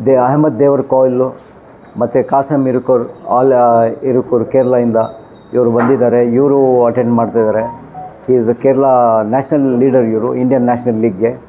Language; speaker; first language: Kannada; non-native, local second language; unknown